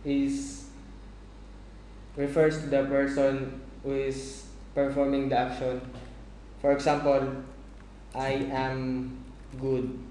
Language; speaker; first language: English; non-native, fluent; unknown